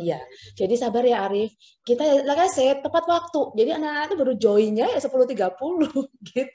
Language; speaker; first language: Indonesian; native; Indonesian